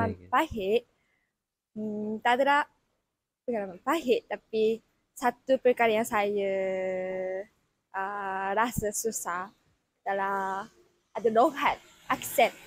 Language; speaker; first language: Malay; non-native, learner; Japanese